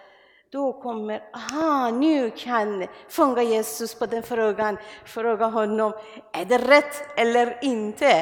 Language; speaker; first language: Swedish; non-native, learner; Persian